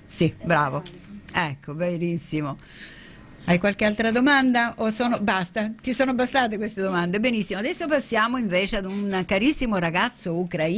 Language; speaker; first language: Italian; native; Italian